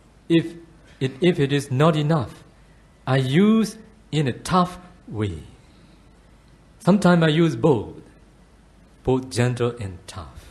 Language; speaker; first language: English; non-native, fluent; Burmese